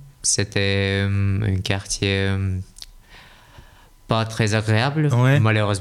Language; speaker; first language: French; non-native, fluent; Russian